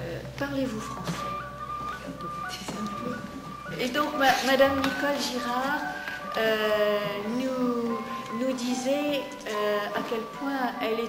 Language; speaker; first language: French; native; French